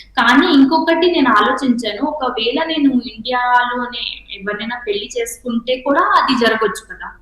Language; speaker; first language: Telugu; non-native, local second language; Hindi